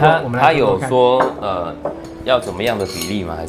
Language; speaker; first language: Chinese; native; Chinese